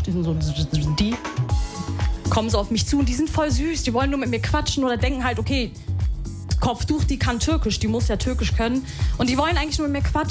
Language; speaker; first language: German; early bilingual, other home language; Arabic